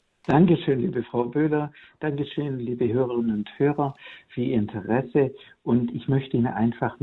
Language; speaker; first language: German; native; German